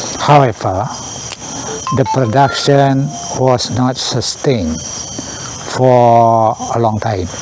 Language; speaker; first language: English; non-native, learner; Indonesian